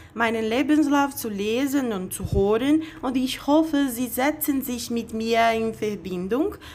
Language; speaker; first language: German; non-native, fluent; Portuguese